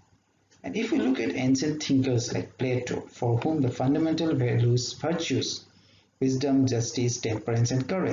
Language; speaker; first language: English; non-native, local second language; Assamese